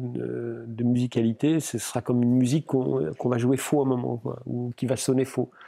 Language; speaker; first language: French; non-native, local second language; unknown